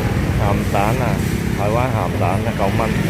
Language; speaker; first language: Chinese; early bilingual, heritage; Cantonese